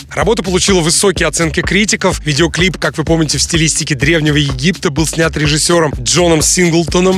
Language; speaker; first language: Russian; native; Russian